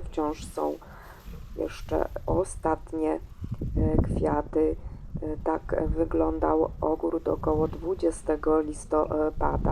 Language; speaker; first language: Polish; native; Polish